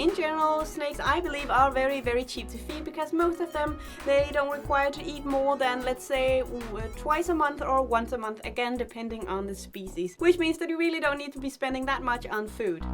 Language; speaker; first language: English; non-native, fluent; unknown